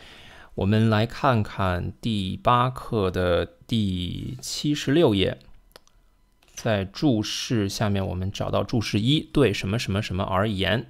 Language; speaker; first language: Chinese; non-native, fluent; English